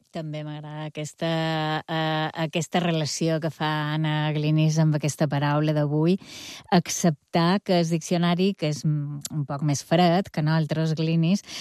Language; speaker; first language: Catalan; native; Catalan